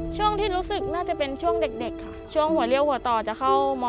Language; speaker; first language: Thai; native; Thai